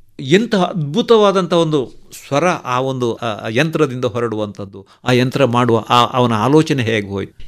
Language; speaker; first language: Kannada; non-native, local second language; Tulu